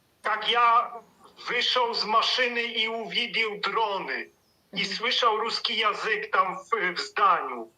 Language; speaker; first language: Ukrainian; non-native, learner; Polish